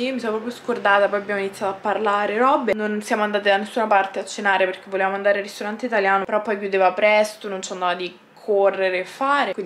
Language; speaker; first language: Italian; native; Italian